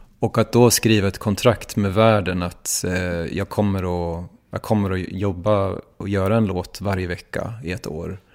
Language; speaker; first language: Swedish; native; Swedish